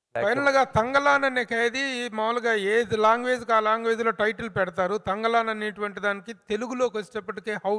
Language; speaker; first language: Telugu; native; Telugu